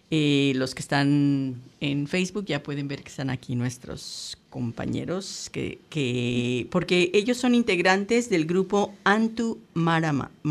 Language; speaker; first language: Spanish; native; Spanish